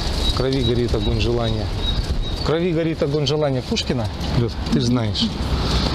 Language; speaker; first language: Russian; native; Russian